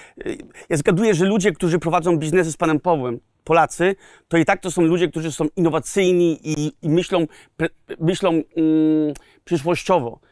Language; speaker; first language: Polish; early bilingual, heritage; Polish